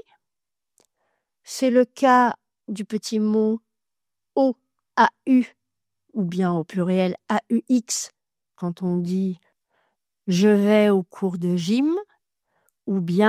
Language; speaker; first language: French; native; French